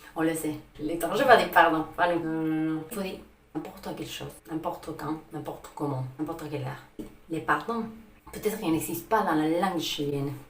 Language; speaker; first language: French; non-native, fluent; Spanish